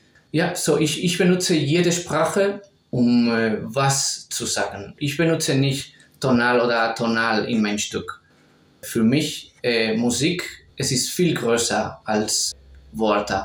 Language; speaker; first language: German; non-native, fluent; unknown